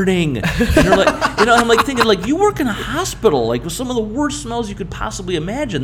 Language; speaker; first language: English; native; English